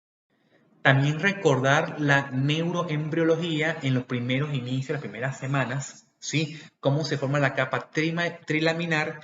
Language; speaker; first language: Spanish; native; Spanish